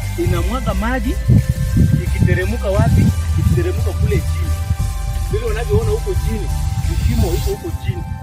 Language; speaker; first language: Swahili; non-native, local second language; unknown